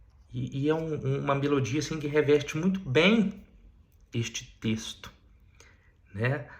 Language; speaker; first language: Portuguese; native; Portuguese